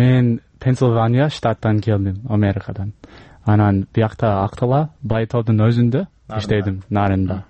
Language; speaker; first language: Kyrgyz; non-native, learner; English